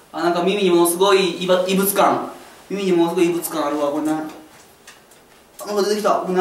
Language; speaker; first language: Japanese; native; Japanese